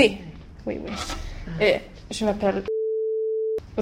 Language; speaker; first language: French; non-native, learner; Swedish